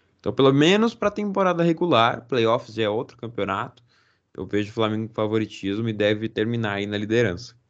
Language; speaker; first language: Portuguese; native; Portuguese